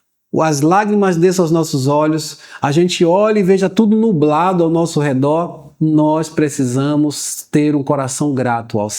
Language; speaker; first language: Portuguese; native; Portuguese